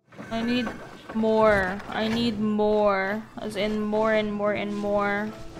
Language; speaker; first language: English; non-native, local second language; Filipino